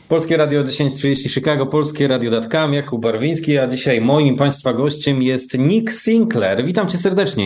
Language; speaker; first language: Polish; native; Polish